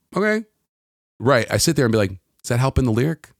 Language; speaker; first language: English; native; English